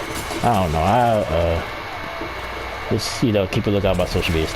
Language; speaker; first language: English; native; English